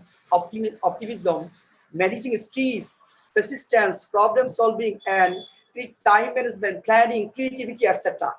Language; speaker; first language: English; non-native, fluent; Bangla